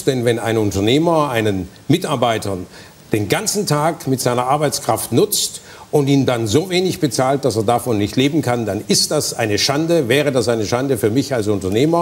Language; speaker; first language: German; native; German